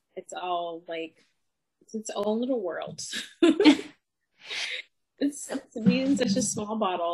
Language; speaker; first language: English; native; English